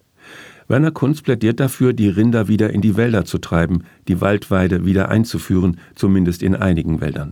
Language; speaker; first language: German; native; German